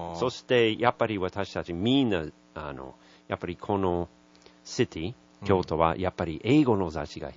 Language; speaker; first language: Japanese; non-native, learner; English